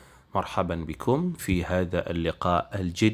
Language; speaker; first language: Arabic; non-native, fluent; Indonesian